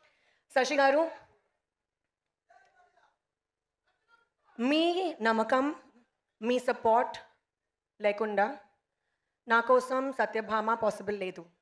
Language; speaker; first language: Telugu; non-native, learner; Hindi